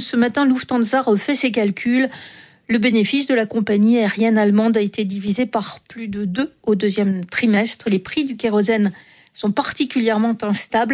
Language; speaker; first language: French; native; French